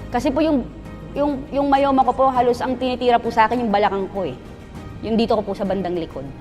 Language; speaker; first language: Filipino; native; Filipino